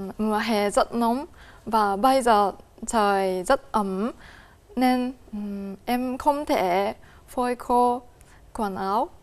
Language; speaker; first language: Vietnamese; non-native, learner; Japanese